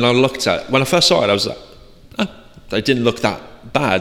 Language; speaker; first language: English; native; English